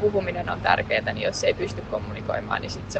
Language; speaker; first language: Finnish; native; Finnish